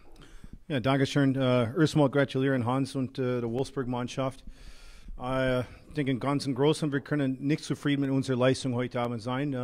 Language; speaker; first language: German; non-native, fluent; English